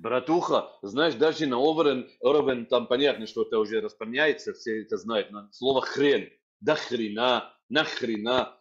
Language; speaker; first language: Russian; non-native, fluent; Arabic